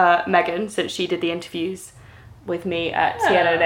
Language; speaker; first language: English; native; English